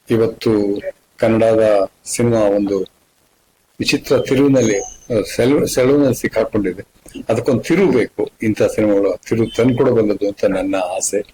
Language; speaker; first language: Kannada; native; Kannada